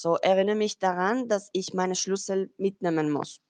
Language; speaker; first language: German; non-native, fluent; Spanish